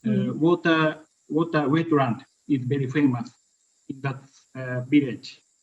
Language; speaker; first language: English; non-native, learner; Japanese